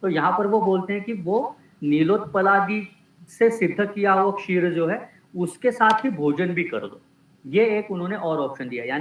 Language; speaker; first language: Hindi; non-native, local second language; Marathi